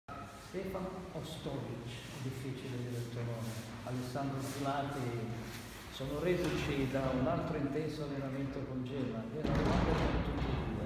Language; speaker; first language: Italian; native; Italian